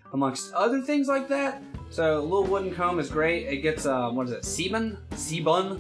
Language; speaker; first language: English; native; English